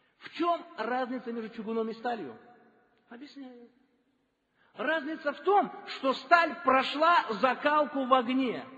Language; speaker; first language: Russian; non-native, local second language; Tajik